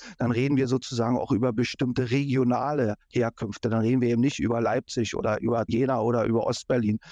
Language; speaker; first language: German; native; German